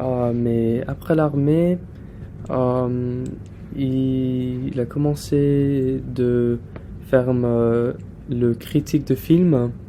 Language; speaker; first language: French; non-native, learner; English